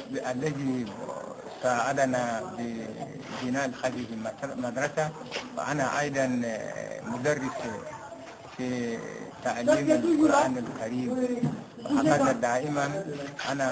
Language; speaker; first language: Arabic; non-native, learner; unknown